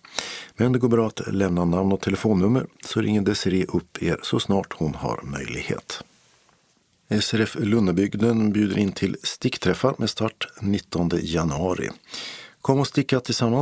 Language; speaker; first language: Swedish; native; Swedish